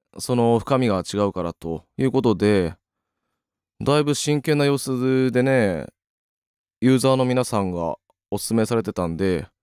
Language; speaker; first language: Japanese; native; Japanese